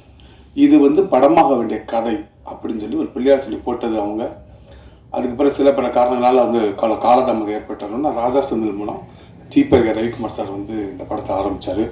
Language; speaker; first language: Tamil; native; Tamil